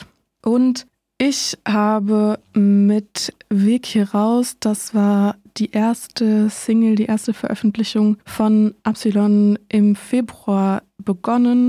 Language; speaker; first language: German; native; German